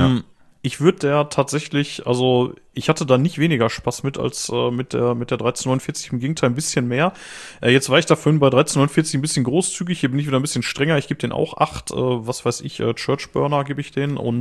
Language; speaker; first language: German; native; German